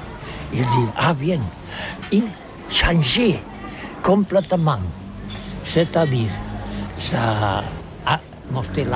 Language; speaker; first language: French; non-native, learner; Catalan